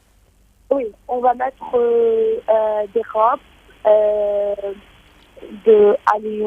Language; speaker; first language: French; non-native, fluent; Arabic